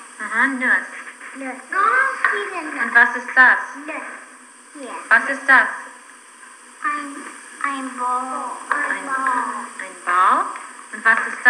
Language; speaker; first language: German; non-native, learner; English